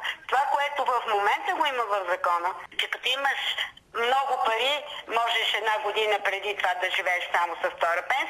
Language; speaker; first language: Bulgarian; native; Bulgarian